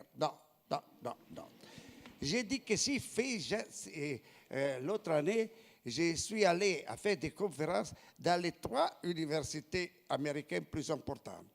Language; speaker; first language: French; non-native, fluent; Italian